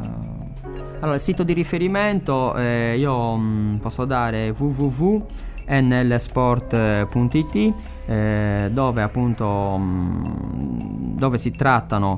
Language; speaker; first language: Italian; native; Italian